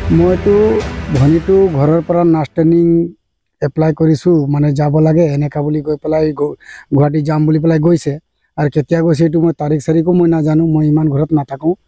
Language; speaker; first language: Assamese; non-native, local second language; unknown